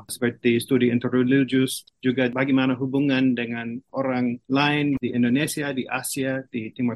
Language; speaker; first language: Indonesian; non-native, fluent; English